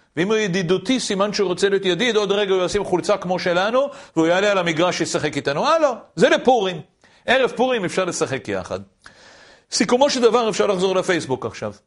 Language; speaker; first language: Hebrew; native; Hebrew